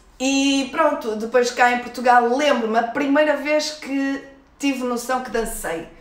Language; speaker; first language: Portuguese; native; Portuguese